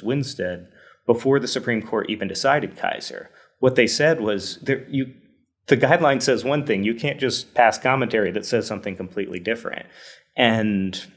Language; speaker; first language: English; native; English